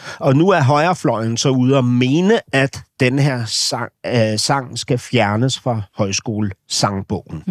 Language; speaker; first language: Danish; native; Danish